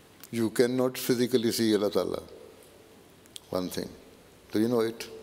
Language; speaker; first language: English; non-native, local second language; Urdu